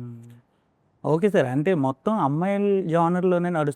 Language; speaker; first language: Telugu; native; Telugu